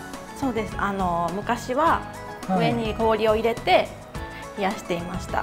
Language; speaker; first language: Japanese; native; Japanese